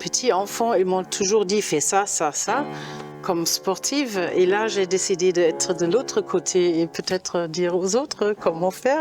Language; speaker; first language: French; non-native, fluent; German